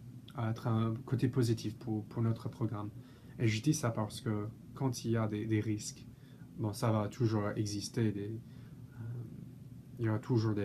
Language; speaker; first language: French; non-native, fluent; English